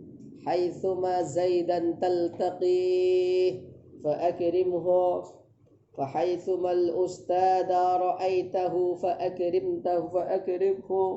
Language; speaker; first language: Arabic; non-native, fluent; Indonesian